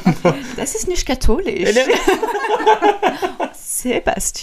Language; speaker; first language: German; non-native, learner; French